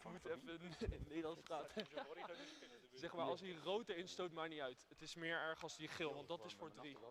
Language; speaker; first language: Dutch; native; Dutch